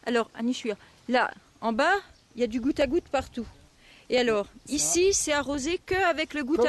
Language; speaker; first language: French; native; French